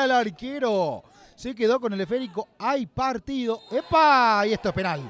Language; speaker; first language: Spanish; native; Spanish